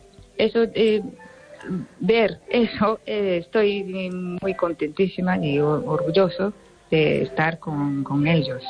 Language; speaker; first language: Spanish; non-native, learner; Japanese